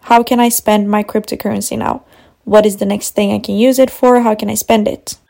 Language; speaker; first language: English; non-native, fluent; Swedish